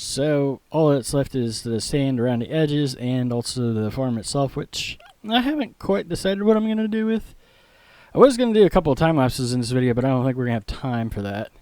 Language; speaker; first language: English; native; English